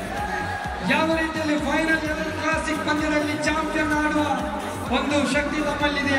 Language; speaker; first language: Kannada; native; Kannada